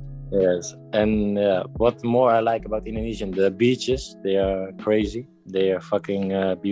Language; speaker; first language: English; non-native, fluent; Dutch